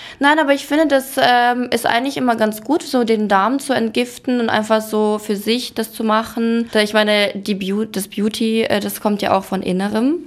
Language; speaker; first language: German; early bilingual, other home language; Russian